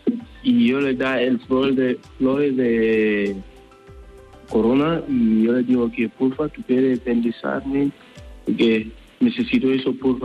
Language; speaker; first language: Spanish; non-native, learner; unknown